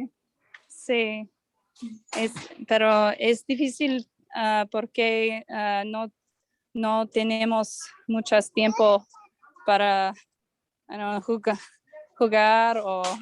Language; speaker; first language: Spanish; non-native, learner; English